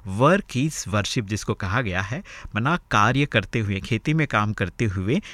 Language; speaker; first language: Hindi; native; Hindi